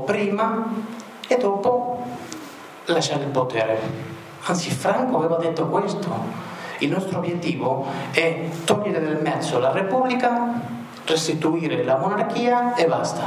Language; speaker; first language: Italian; non-native, fluent; Spanish